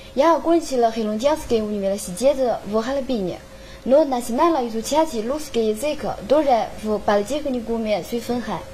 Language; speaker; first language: Russian; non-native, fluent; Chinese